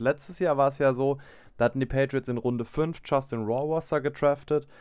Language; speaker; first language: German; native; German